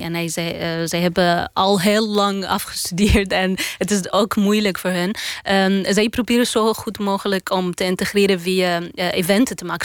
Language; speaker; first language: Dutch; non-native, learner; Arabic